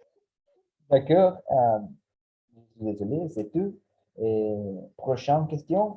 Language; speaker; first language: French; non-native, learner; Spanish